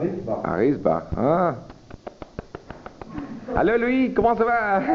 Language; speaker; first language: French; early bilingual, heritage; Spanish